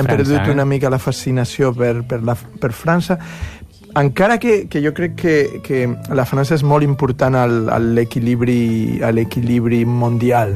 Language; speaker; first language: Catalan; non-native, fluent; Spanish